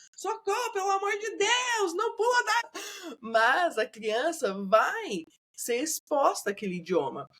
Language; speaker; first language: Portuguese; native; Portuguese